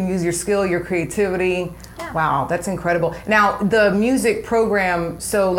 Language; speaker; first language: English; native; English